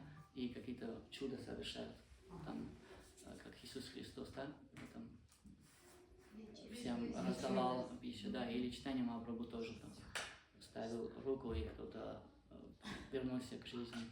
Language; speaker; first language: Russian; non-native, fluent; Armenian